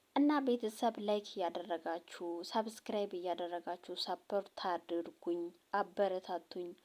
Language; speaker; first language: Amharic; non-native, local second language; Oromo